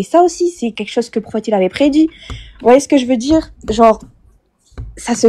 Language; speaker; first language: French; native; French